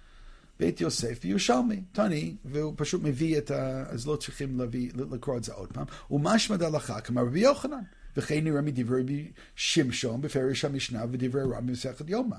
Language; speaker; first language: Hebrew; non-native, fluent; English